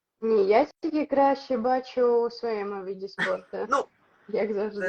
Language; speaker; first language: Ukrainian; non-native, local second language; Russian